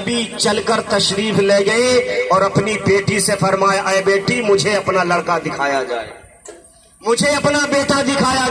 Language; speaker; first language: Urdu; native; Urdu